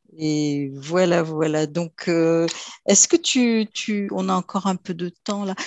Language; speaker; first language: French; native; French